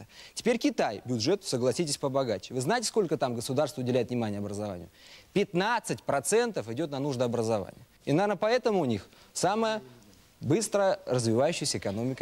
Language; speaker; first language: Russian; native; Russian